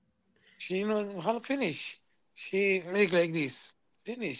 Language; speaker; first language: English; non-native, learner; Arabic